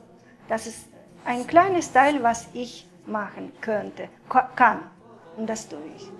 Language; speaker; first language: German; non-native, fluent; Russian